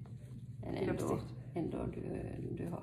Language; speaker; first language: Swedish; non-native, fluent; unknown